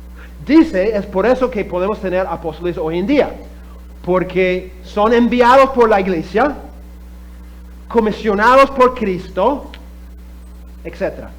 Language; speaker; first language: Spanish; non-native, fluent; English